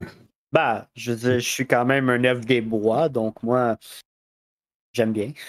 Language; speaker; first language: French; native; French